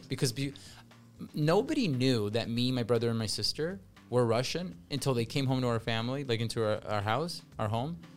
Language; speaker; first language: English; early bilingual, other home language; Russian